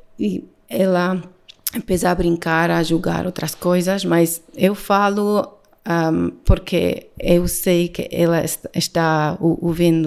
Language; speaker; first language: Portuguese; non-native, learner; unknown